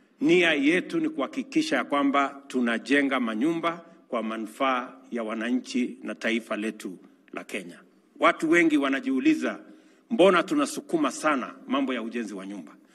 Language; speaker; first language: Swahili; non-native, local second language; Kalenjin